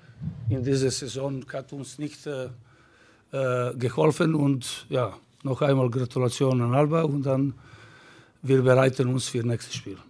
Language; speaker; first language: German; non-native, fluent; Serbian